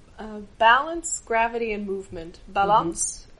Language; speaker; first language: Dutch; non-native, fluent; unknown